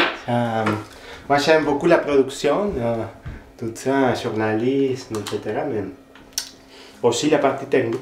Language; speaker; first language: French; non-native, fluent; Spanish